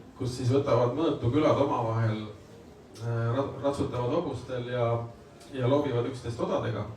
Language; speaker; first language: Estonian; native; Estonian